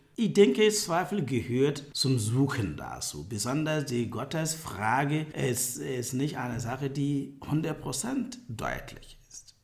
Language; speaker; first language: German; non-native, fluent; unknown